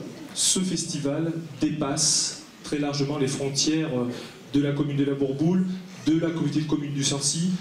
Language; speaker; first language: French; native; French